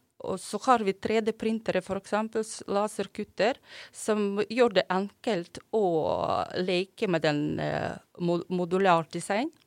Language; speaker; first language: Norwegian; non-native, fluent; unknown